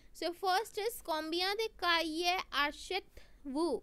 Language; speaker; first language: French; non-native, learner; Hindi